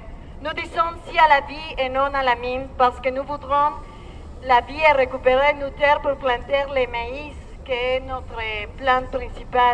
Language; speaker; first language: French; non-native, learner; Spanish